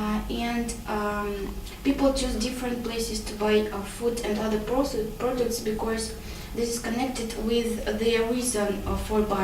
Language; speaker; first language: English; non-native, learner; Russian